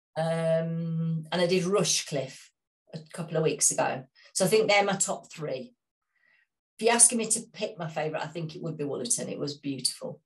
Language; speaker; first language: English; native; English